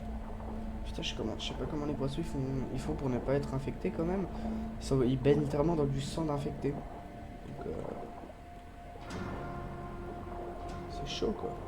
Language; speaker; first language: French; native; French